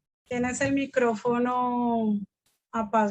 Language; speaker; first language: Spanish; native; Spanish